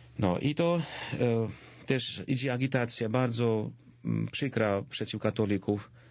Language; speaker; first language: Polish; non-native, fluent; Georgian